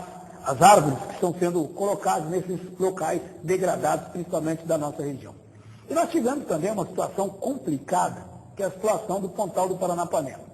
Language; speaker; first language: Portuguese; native; Portuguese